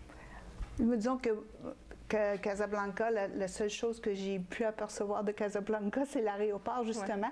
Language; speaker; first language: French; native; French